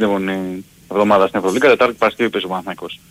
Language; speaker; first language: Greek; native; Greek